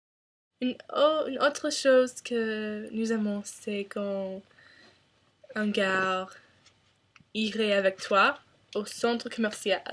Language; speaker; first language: French; non-native, learner; English